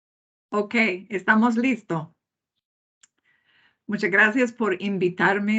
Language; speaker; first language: Spanish; non-native, fluent; English